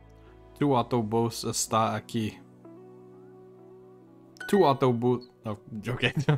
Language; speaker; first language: Spanish; non-native, learner; English